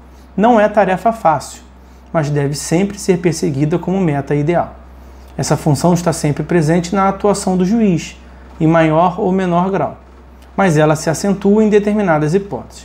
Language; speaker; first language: Portuguese; native; Portuguese